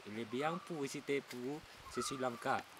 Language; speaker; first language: French; non-native, learner; Sinhala